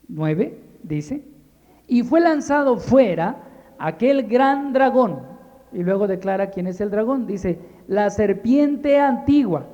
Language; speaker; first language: Spanish; native; Spanish